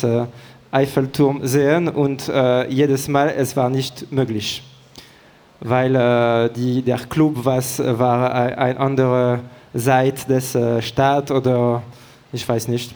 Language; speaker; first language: German; non-native, learner; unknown